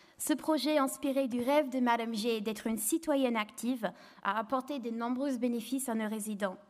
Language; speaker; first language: French; non-native, fluent; English